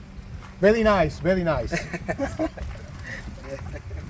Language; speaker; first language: English; non-native, learner; Italian